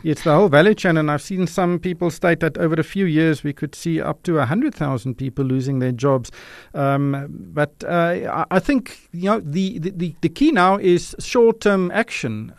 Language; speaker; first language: English; non-native, local second language; Afrikaans